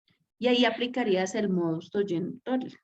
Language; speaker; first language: Spanish; native; Spanish